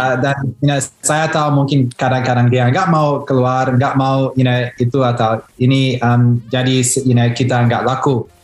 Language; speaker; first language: Indonesian; early bilingual, heritage; Indonesian